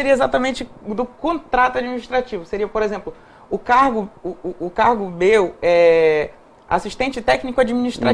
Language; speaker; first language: Portuguese; native; Portuguese